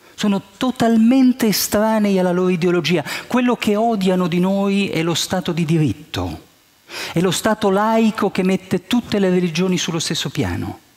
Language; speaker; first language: Italian; early bilingual, heritage; Italian